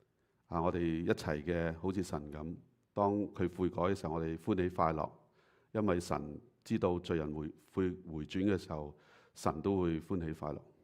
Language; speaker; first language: Chinese; native; Chinese